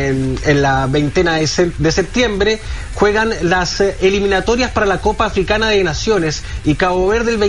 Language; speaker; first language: Spanish; native; Spanish